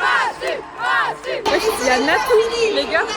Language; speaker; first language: French; native; French